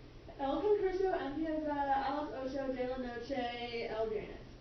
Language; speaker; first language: Spanish; non-native, learner; English